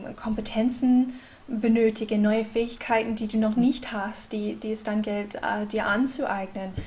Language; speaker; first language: German; non-native, fluent; English